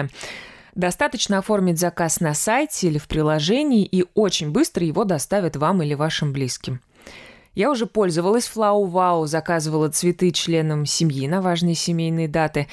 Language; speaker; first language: Russian; native; Russian